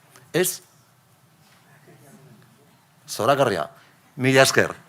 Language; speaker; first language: Basque; non-native, local second language; Spanish